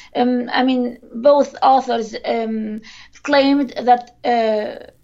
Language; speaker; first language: English; non-native, fluent; Arabic